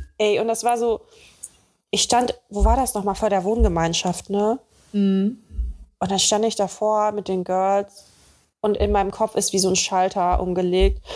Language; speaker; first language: German; early bilingual, other home language; Russian